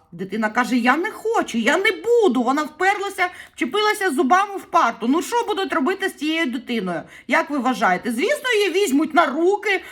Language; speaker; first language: Ukrainian; native; Ukrainian